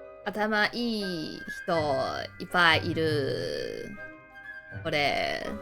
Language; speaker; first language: Japanese; non-native, learner; Chinese